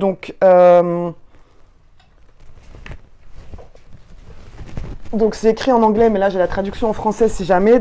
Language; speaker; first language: French; native; French